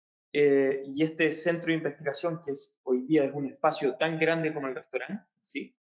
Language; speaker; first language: Italian; non-native, learner; Spanish